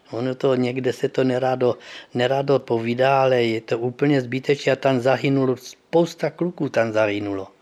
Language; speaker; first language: Czech; early bilingual, heritage; Czech